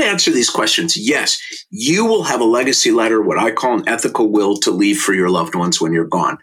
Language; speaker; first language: English; native; English